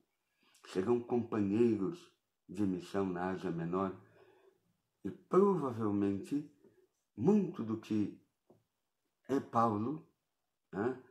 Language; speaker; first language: Portuguese; native; Portuguese